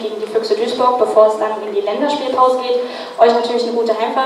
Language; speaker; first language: German; native; German